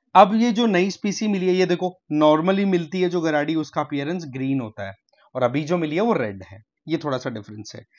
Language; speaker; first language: Hindi; native; Hindi